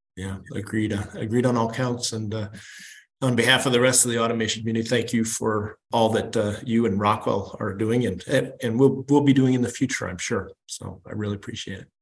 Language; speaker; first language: English; native; English